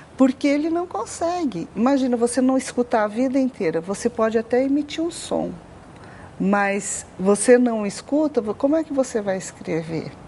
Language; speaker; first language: Portuguese; non-native, local second language; Japanese